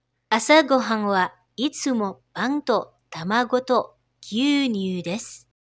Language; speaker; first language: Japanese; non-native, fluent; Indonesian